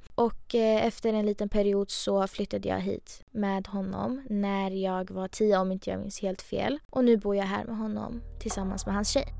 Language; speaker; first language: Swedish; early bilingual, other home language; Persian